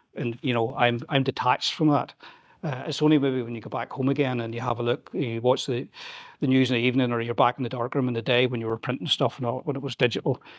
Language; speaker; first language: English; native; English